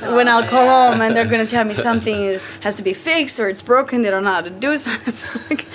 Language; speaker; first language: English; non-native, fluent; Italian